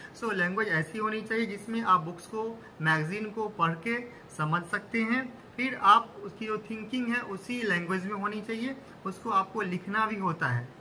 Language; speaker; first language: Hindi; native; Hindi